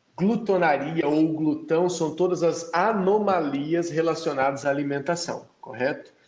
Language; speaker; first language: Portuguese; native; Portuguese